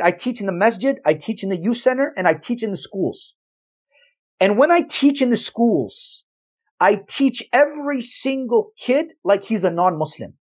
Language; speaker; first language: English; native; English